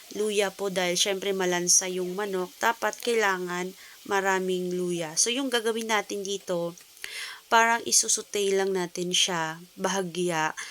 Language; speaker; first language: Filipino; non-native, local second language; Cebuano